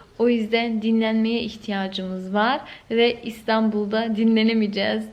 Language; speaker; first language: Turkish; early bilingual, heritage; Turkish